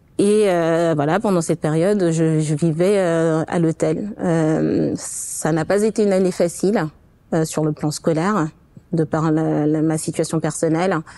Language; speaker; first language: French; non-native, fluent; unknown